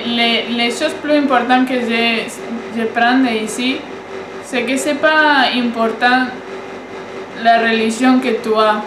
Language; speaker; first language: French; non-native, learner; Spanish